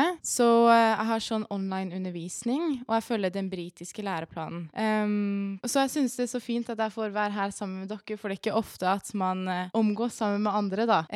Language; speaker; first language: Norwegian; early bilingual, other home language; Persian